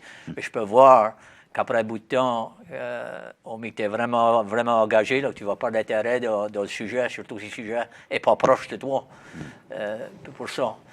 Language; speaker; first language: French; native; French